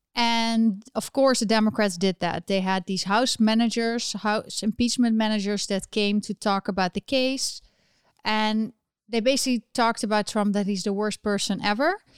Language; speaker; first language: English; non-native, fluent; Dutch